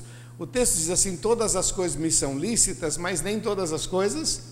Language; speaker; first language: Portuguese; native; Portuguese